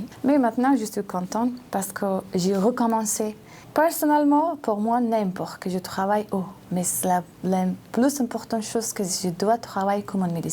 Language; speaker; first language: French; non-native, learner; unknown